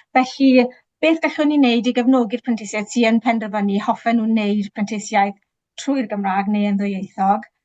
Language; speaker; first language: Welsh; native; Welsh